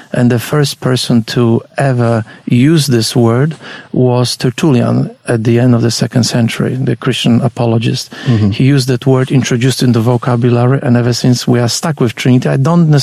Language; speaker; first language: English; non-native, fluent; Polish